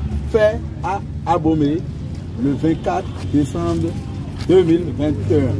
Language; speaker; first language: French; non-native, local second language; Fon